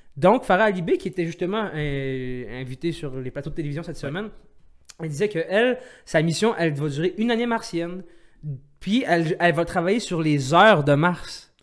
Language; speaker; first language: French; non-native, local second language; Arabic